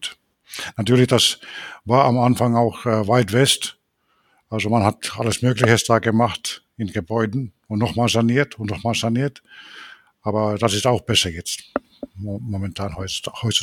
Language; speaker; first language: German; non-native, fluent; Finnish